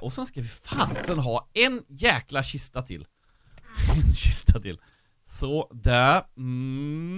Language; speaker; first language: Swedish; native; Swedish